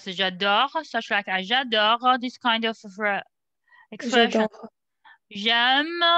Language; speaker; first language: French; non-native, fluent; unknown